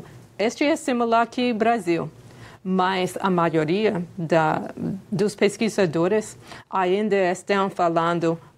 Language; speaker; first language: Portuguese; non-native, fluent; English